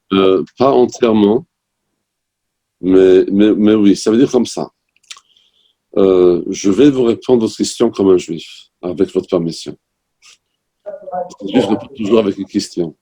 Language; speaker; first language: French; non-native, fluent; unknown